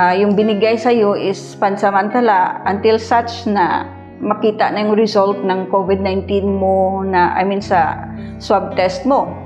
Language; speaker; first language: Filipino; non-native, local second language; Hiligaynon